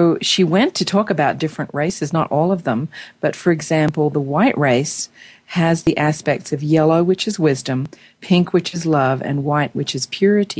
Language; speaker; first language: English; native; English